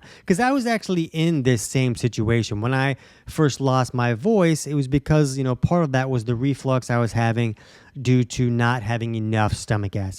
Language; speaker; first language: English; native; English